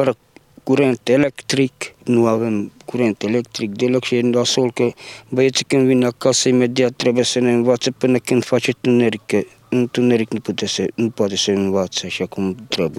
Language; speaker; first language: Romanian; non-native, local second language; Hungarian